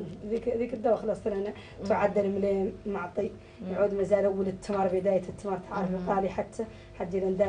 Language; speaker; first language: Arabic; native; Arabic